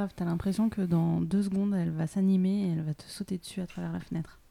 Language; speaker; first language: French; native; French